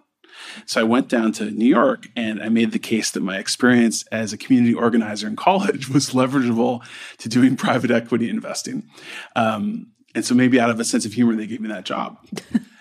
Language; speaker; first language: English; native; English